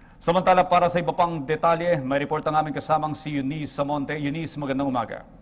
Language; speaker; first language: Filipino; native; Filipino